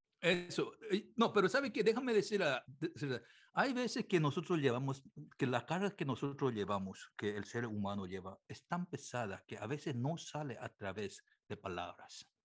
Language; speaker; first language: Spanish; non-native, fluent; Korean